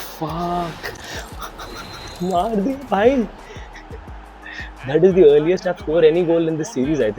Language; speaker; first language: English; non-native, local second language; Hindi